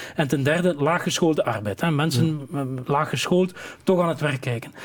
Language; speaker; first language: Dutch; native; Dutch